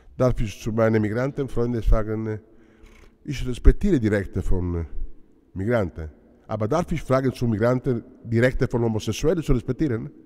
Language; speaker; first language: German; non-native, fluent; Italian